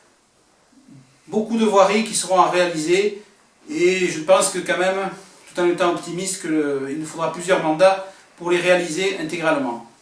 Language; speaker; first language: French; native; French